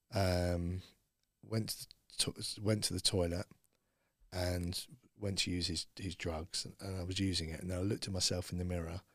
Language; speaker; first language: English; native; English